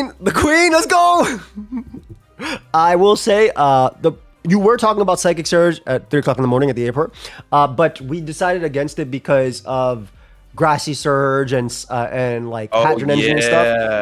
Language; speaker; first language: English; native; English